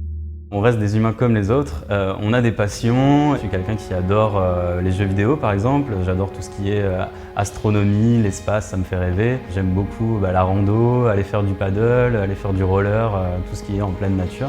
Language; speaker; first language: French; native; French